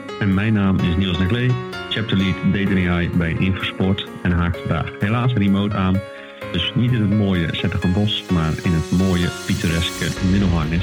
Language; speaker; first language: Dutch; native; Dutch